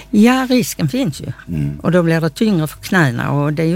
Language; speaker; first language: Swedish; native; Swedish